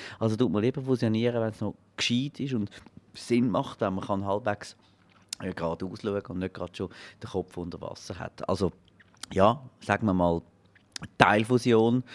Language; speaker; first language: German; native; German